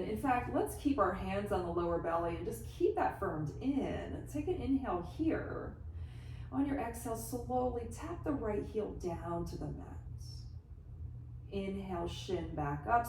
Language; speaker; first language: English; native; English